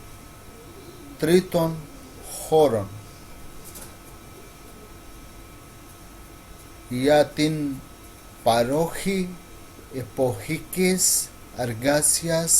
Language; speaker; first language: Greek; non-native, learner; Urdu